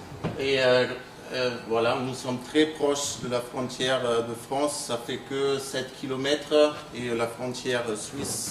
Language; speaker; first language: French; non-native, fluent; German